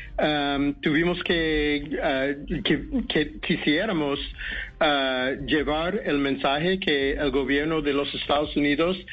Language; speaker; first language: Spanish; non-native, fluent; English